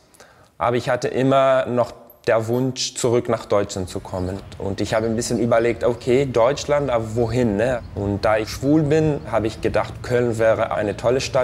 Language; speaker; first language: German; non-native, fluent; Portuguese